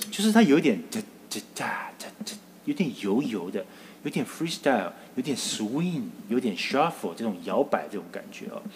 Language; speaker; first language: Chinese; native; Chinese